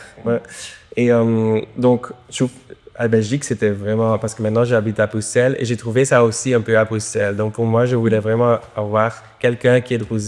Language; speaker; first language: French; non-native, local second language; Dutch